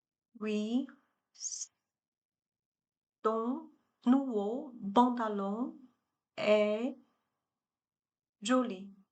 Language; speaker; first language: French; non-native, learner; Chinese